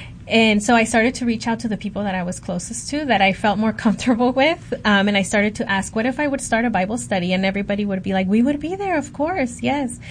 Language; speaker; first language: English; early bilingual, other home language; Spanish